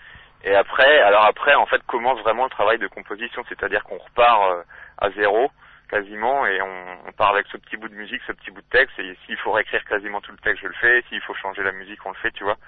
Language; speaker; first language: French; native; French